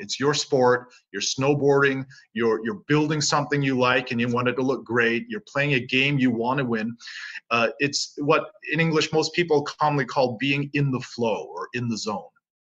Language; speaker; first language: English; native; English